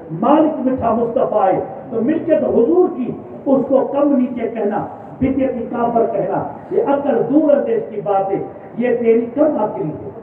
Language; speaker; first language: Urdu; non-native, local second language; Sindhi